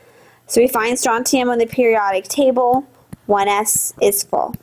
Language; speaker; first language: English; native; English